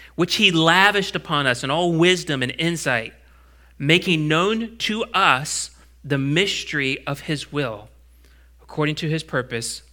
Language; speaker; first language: English; native; English